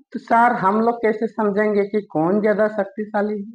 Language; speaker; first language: Hindi; non-native, local second language; Bangla